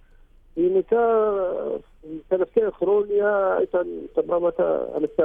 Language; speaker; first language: Greek; non-native, learner; Arabic